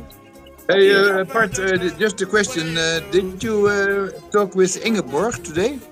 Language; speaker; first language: English; non-native, fluent; Dutch